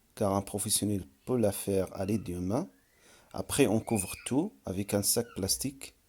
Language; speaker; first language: French; non-native, local second language; Arabic